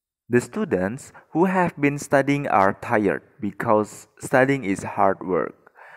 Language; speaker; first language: English; non-native, fluent; Indonesian